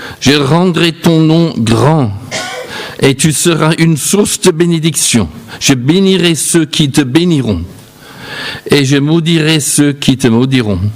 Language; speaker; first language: French; non-native, fluent; English